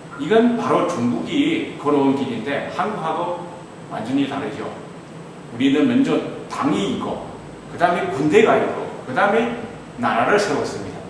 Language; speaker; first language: Korean; non-native, fluent; Chinese